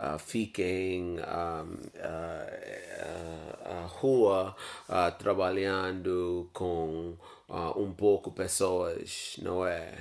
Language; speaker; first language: Portuguese; non-native, learner; English